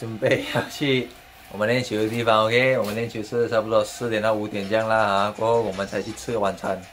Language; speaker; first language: Chinese; native; Chinese